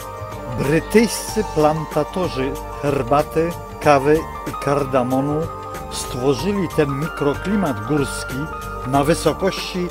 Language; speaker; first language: Polish; native; Polish